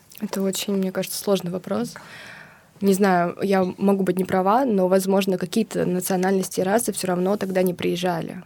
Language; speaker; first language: Russian; native; Russian